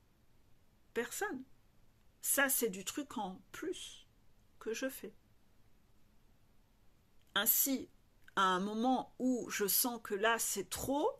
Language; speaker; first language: French; native; French